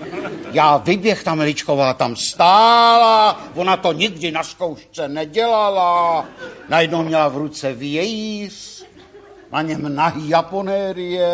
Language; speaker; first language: Czech; native; Czech